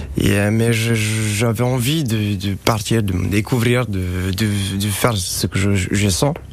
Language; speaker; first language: French; non-native, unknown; Romanian